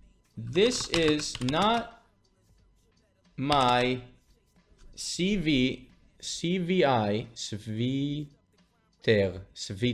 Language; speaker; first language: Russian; non-native, learner; English